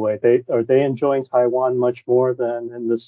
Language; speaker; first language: English; non-native, local second language; Cantonese